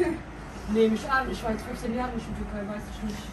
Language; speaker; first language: German; non-native, learner; Turkish